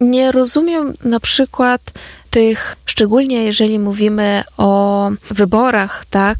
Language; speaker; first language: Polish; non-native, fluent; Ukrainian